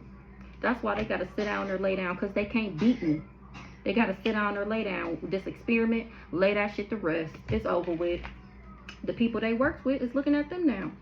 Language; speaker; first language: English; native; English